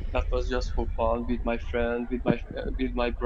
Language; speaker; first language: English; non-native, learner; Persian